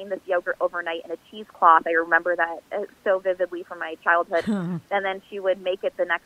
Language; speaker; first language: English; native; English